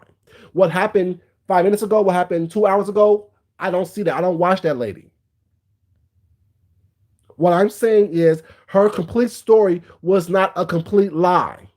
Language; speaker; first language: English; native; English